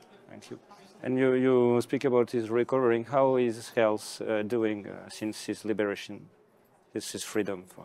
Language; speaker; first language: English; non-native, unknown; French